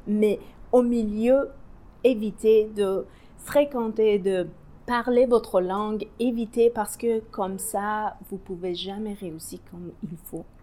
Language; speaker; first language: French; non-native, learner; Persian